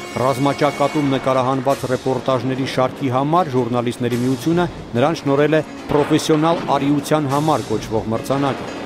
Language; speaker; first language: Armenian; native; Armenian